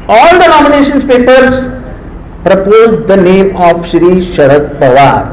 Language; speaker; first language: English; non-native, local second language; Marathi